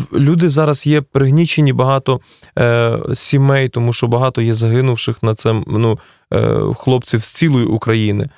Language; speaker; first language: Ukrainian; native; Ukrainian